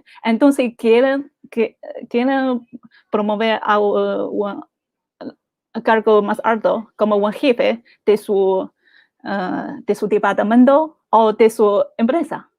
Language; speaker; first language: Spanish; non-native, fluent; Chinese